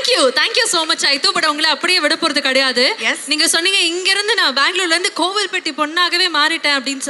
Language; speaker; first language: Tamil; native; Tamil